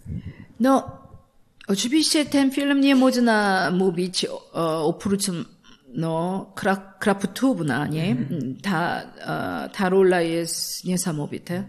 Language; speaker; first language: Polish; non-native, learner; Korean